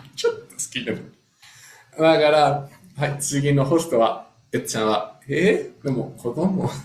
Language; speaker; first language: Japanese; non-native, learner; Spanish